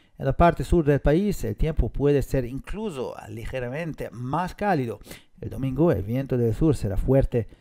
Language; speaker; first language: Spanish; non-native, fluent; Hungarian